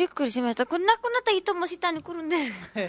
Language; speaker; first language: Japanese; non-native, learner; Nepali